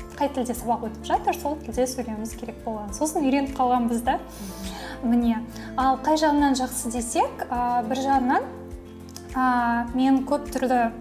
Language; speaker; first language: Kazakh; non-native, local second language; Russian